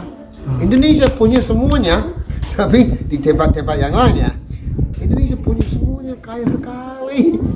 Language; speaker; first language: Indonesian; non-native, fluent; English